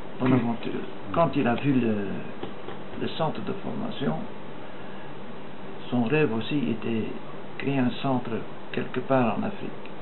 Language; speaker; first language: French; non-native, fluent; Dutch